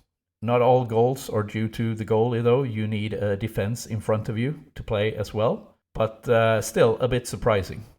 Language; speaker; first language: English; non-native, fluent; Swedish